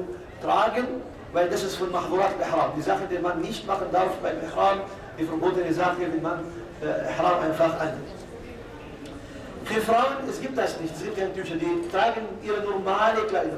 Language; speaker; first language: German; non-native, fluent; Arabic